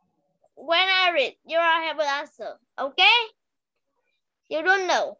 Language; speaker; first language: English; non-native, learner; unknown